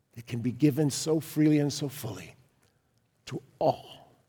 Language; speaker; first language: English; native; English